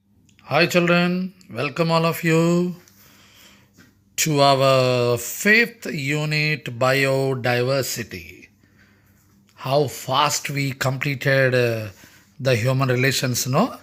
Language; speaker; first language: English; non-native, local second language; Telugu